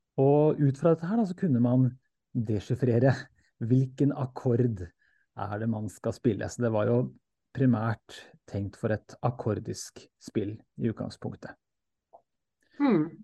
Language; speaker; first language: Norwegian; native; Norwegian